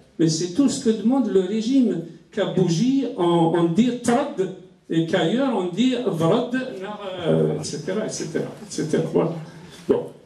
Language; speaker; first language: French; non-native, local second language; Kabyle